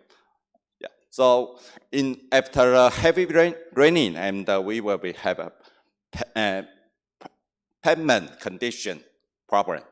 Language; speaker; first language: English; non-native, learner; Chinese